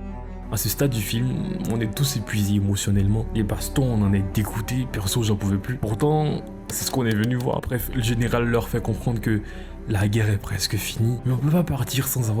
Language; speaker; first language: French; native; French